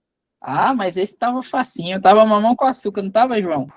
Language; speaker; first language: Portuguese; native; Portuguese